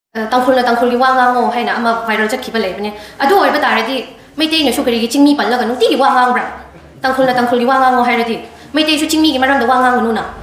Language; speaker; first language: Manipuri; non-native, local second language; Tangkhul Naga (India)